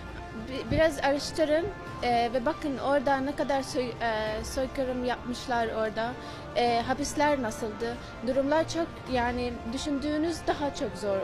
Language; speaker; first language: Turkish; non-native, learner; Arabic